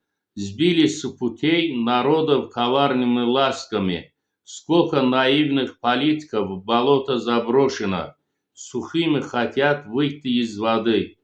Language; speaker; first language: Russian; non-native, fluent; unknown